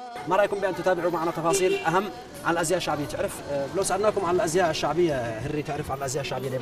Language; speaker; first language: Arabic; native; Arabic